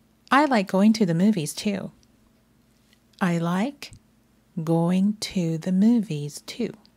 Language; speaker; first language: English; non-native, fluent; Japanese